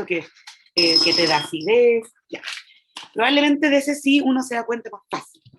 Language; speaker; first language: Spanish; native; Spanish